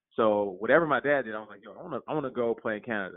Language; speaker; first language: English; native; English